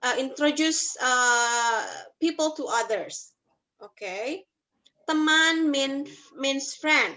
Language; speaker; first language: English; non-native, fluent; Indonesian